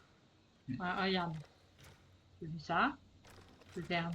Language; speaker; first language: French; native; French